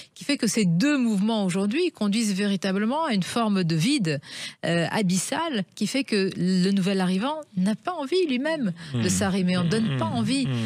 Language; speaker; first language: French; non-native, local second language; Arabic